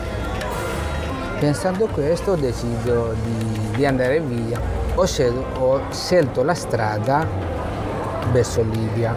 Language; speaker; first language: Italian; non-native, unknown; Bangla